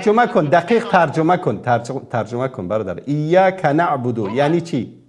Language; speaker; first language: Persian; native; Persian